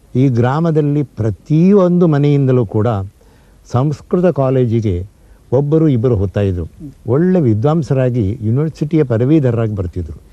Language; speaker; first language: Kannada; non-native, local second language; Tulu